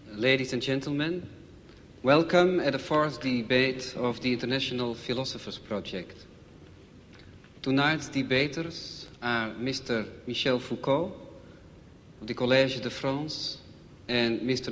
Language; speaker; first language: English; non-native, fluent; Dutch